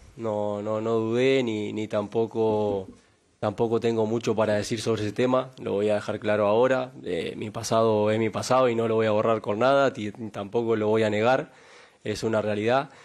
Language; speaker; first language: Spanish; native; Spanish